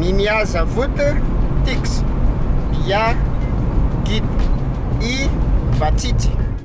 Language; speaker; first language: Russian; non-native, learner; Malagasy